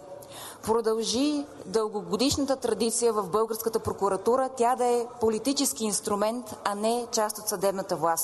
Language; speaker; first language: Bulgarian; native; Bulgarian